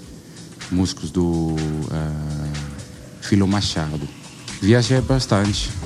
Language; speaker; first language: Portuguese; non-native, learner; Dutch